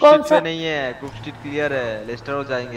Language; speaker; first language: Hindi; native; Hindi